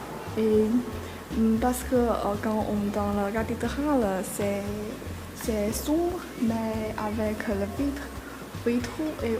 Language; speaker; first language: French; non-native, learner; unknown